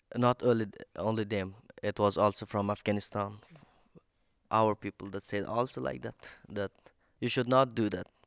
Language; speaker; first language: English; non-native, learner; Persian